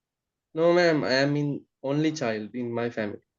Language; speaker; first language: English; non-native, learner; Sinhala